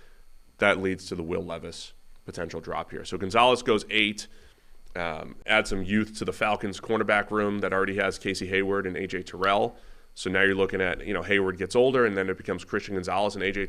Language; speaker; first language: English; native; English